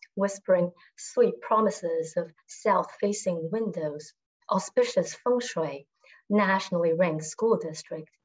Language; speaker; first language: English; non-native, fluent; Chinese